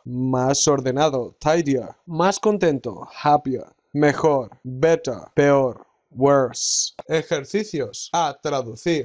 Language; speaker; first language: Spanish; native; Spanish